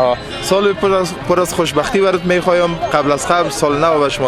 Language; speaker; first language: Persian; non-native, local second language; Pashto